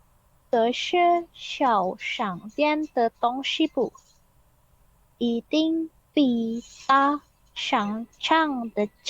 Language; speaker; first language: Chinese; non-native, learner; Indonesian